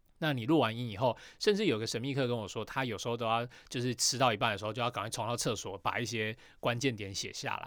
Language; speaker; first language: Chinese; native; Chinese